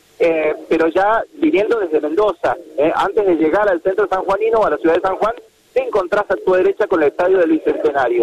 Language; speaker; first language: Spanish; native; Spanish